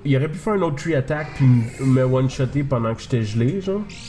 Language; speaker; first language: French; native; French